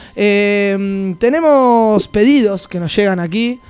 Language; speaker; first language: Spanish; native; Spanish